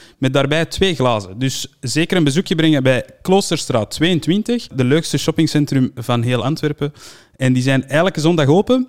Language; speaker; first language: Dutch; native; Dutch